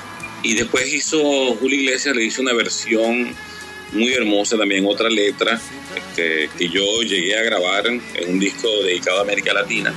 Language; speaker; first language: Spanish; native; Spanish